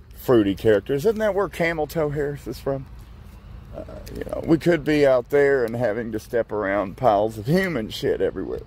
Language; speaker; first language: English; native; English